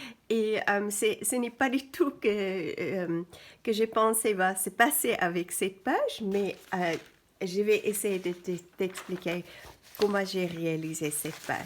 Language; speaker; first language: French; non-native, fluent; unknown